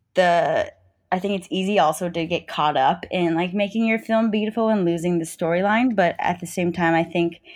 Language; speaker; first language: English; native; English